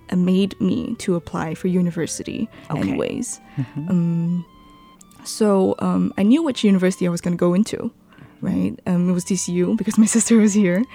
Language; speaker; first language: English; non-native, local second language; Chinese